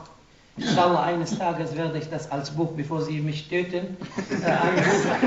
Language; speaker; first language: German; non-native, fluent; Arabic